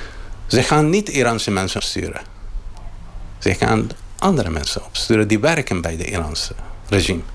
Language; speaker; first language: Dutch; non-native, learner; Arabic